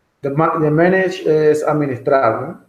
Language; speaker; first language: English; non-native, learner; Spanish